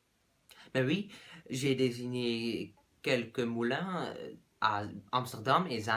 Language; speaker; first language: French; non-native, learner; Dutch